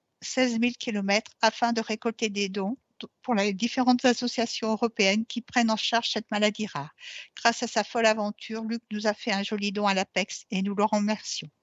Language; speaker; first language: French; native; French